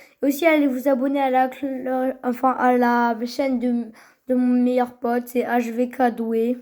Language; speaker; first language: French; native; French